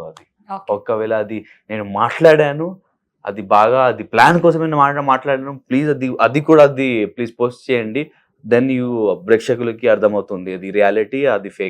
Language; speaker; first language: Telugu; non-native, learner; Hindi